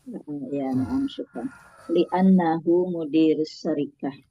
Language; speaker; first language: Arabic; non-native, learner; Indonesian